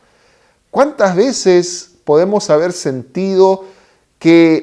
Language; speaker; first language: Spanish; native; Spanish